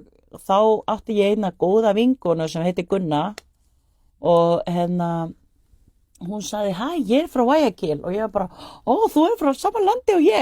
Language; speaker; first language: Icelandic; non-native, fluent; Spanish